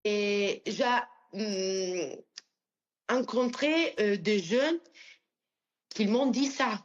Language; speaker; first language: French; non-native, learner; Italian